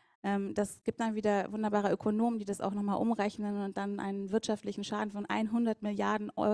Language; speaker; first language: German; native; German